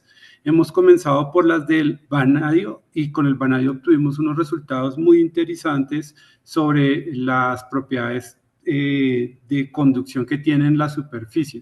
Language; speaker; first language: Spanish; native; Spanish